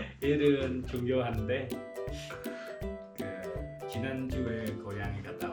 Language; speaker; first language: Korean; non-native, learner; Khmer